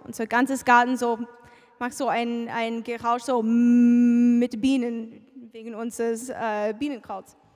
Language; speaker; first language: German; non-native, learner; English